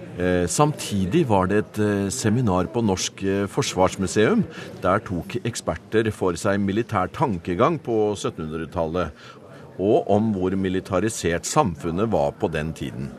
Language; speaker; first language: Norwegian; native; Norwegian